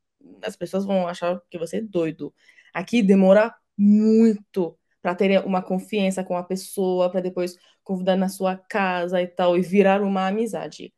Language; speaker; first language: Portuguese; non-native, fluent; French